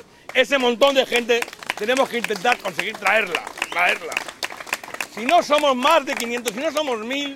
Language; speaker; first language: Spanish; native; Spanish